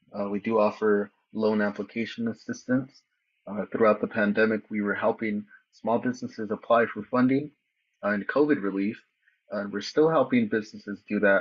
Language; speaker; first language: English; native; English